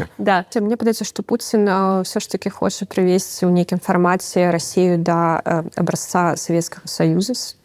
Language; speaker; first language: Belarusian; non-native, local second language; Russian